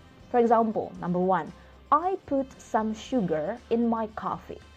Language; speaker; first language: English; non-native, fluent; Indonesian